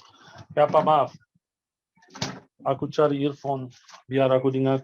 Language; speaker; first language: Indonesian; non-native, fluent; Arabic